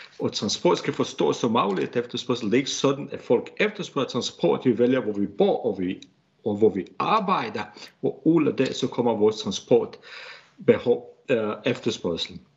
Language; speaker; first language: Danish; non-native, fluent; Bosnian